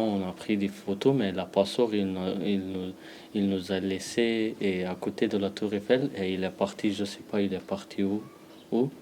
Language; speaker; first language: French; non-native, learner; Pashto